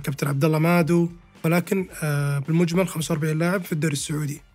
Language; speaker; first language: Arabic; native; Arabic